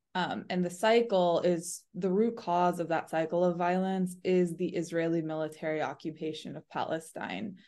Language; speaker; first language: English; early bilingual, other home language; Urdu